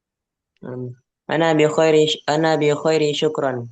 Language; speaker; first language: Arabic; non-native, learner; Indonesian